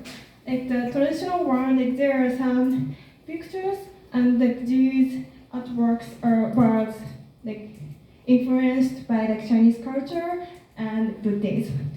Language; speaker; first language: English; non-native, learner; Japanese